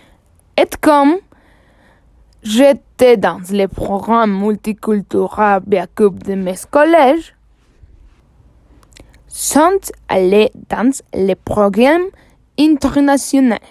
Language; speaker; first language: French; non-native, learner; Spanish